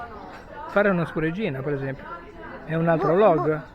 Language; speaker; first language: Italian; native; Italian